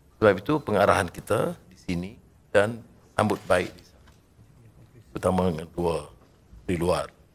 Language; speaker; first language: Malay; native; Malay